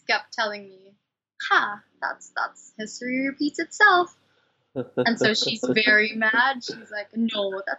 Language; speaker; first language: English; non-native, local second language; Cebuano